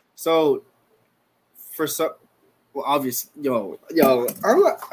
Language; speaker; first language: English; non-native, fluent; Spanish